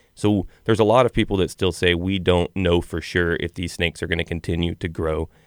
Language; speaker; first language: English; native; English